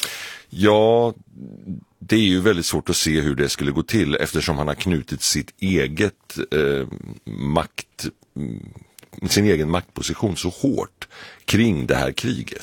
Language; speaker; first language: Swedish; native; Swedish